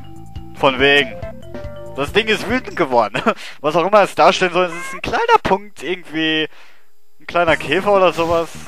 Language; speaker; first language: German; native; German